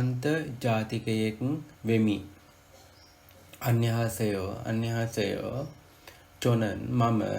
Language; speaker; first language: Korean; non-native, fluent; Sinhala